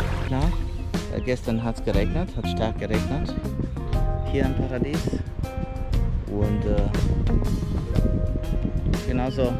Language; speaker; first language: German; non-native, fluent; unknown